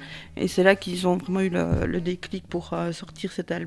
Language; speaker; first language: French; native; French